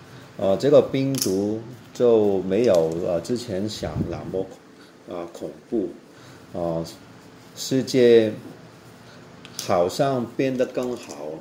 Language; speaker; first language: Chinese; non-native, local second language; Cantonese